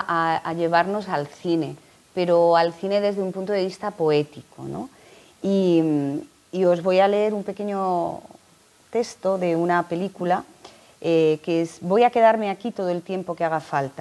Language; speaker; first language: Spanish; native; Spanish